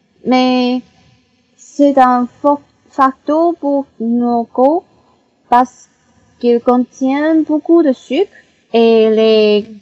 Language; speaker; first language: French; non-native, learner; Chinese